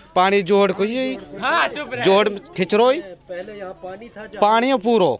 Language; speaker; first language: Hindi; native; Hindi